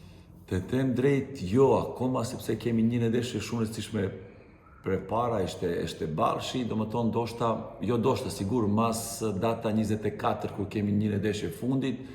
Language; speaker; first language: Albanian; non-native, fluent; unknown